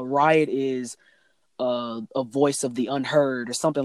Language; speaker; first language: English; native; English